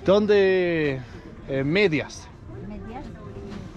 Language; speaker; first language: Spanish; non-native, learner; Danish